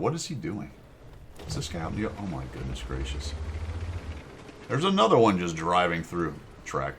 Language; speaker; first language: English; native; English